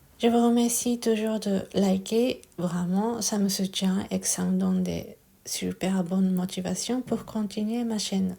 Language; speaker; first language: French; non-native, fluent; Japanese